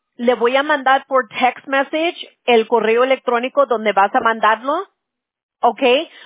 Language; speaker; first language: Spanish; early bilingual, heritage; Spanish